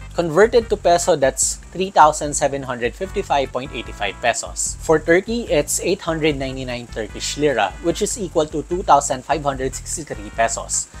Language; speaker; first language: English; non-native, local second language; Filipino